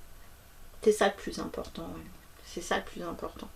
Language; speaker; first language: French; native; French